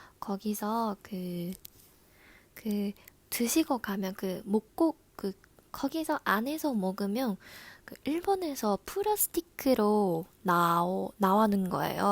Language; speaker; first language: Korean; non-native, learner; Japanese